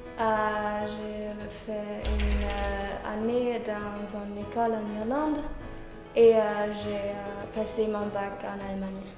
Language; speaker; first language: French; non-native, fluent; German